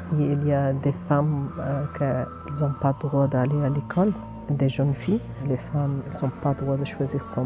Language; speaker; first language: French; non-native, learner; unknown